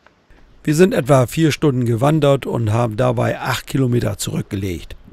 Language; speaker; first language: German; native; German